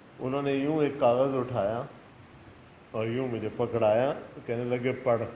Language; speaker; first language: Urdu; native; Urdu